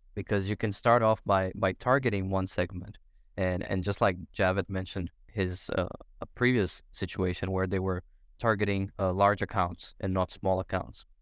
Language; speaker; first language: English; non-native, fluent; Portuguese